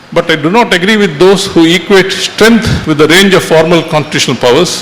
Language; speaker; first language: English; non-native, local second language; Tamil